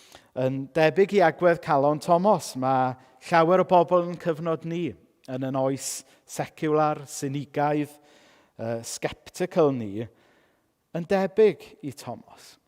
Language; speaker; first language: Welsh; native; Welsh